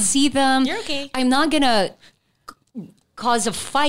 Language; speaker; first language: English; non-native, local second language; Filipino